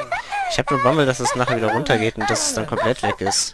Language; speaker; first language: German; native; German